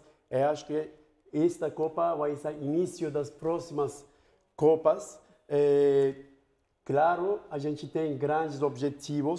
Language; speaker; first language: Portuguese; non-native, fluent; Turkish